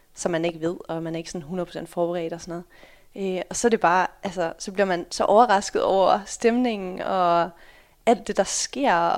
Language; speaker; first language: Danish; early bilingual, other home language; Dutch